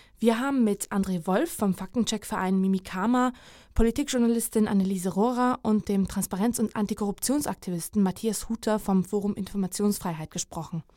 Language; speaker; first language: German; non-native, fluent; Georgian